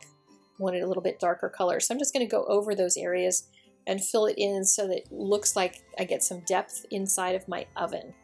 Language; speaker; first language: English; native; English